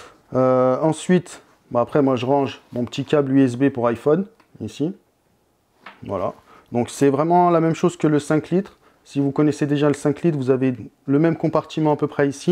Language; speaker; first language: French; native; French